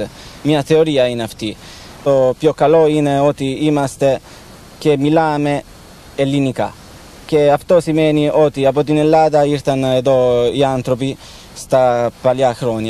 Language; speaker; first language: Greek; early bilingual, heritage; Greek